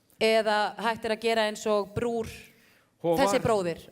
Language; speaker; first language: Icelandic; native; Icelandic